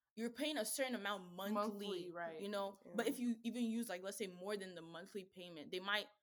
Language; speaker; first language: English; native; English